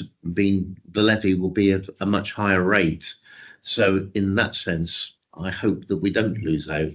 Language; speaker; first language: English; native; English